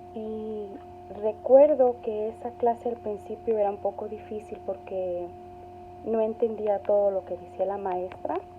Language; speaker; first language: Spanish; early bilingual, heritage; Spanish